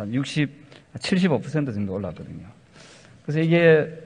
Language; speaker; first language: Korean; native; Korean